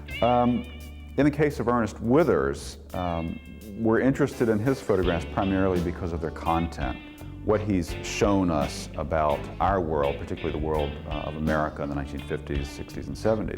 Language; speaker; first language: English; native; English